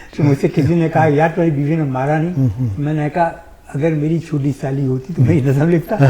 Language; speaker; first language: Urdu; native; Urdu